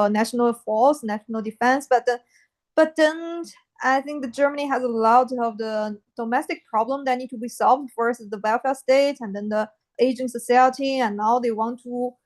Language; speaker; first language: English; non-native, fluent; Chinese